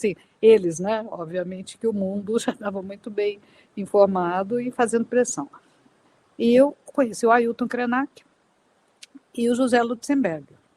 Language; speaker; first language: Portuguese; native; Portuguese